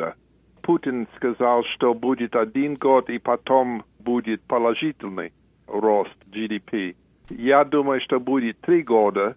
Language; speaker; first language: Russian; non-native, fluent; English